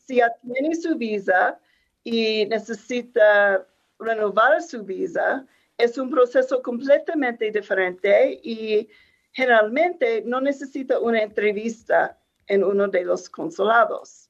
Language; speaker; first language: Spanish; non-native, fluent; English